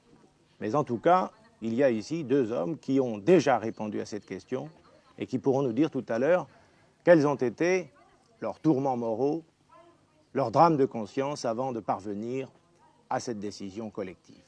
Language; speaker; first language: French; native; French